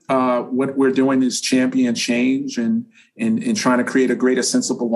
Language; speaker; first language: English; native; English